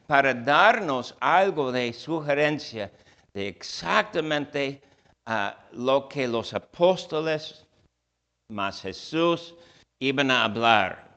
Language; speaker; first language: Spanish; non-native, fluent; English